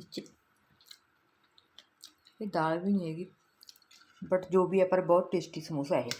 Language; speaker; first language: Hindi; non-native, local second language; Punjabi